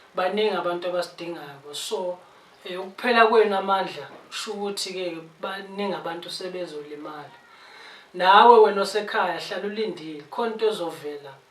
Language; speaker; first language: Zulu; non-native, local second language; Tswana